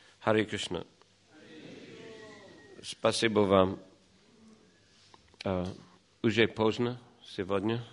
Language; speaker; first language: Russian; non-native, fluent; English